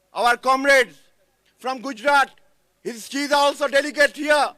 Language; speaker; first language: English; non-native, local second language; Bangla